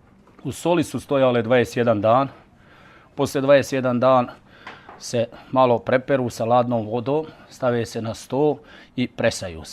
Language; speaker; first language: Bosnian; native; Bosnian